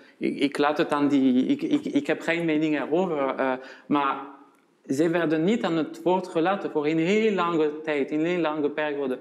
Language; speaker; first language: Dutch; non-native, fluent; French